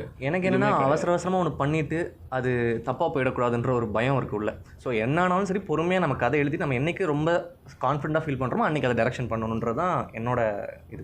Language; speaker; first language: Tamil; native; Tamil